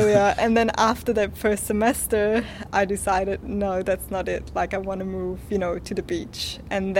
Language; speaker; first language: English; non-native, fluent; Swiss German